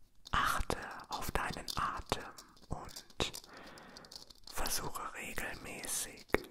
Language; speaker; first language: German; native; German